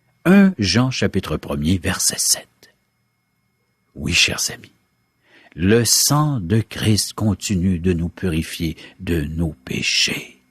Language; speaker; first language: French; native; French